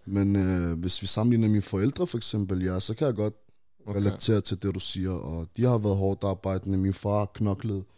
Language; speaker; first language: Danish; early bilingual, other home language; Arabic